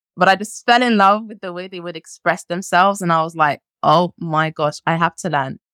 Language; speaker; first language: English; early bilingual, other home language; French